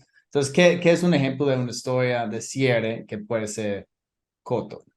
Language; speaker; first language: Spanish; non-native, fluent; English